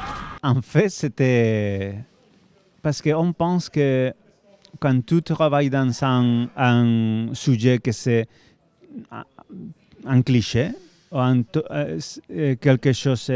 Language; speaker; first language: French; non-native, fluent; Spanish